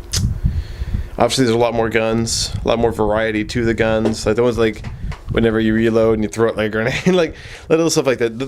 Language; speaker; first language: English; native; English